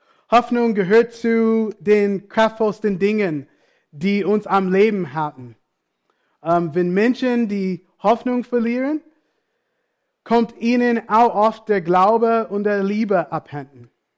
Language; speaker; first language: German; non-native, fluent; English